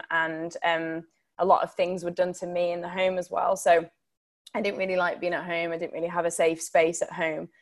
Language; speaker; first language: English; native; English